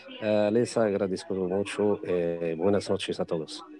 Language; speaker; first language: Spanish; non-native, fluent; Arabic